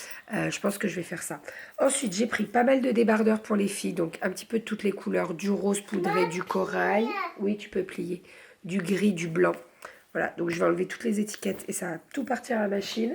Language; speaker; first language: French; native; French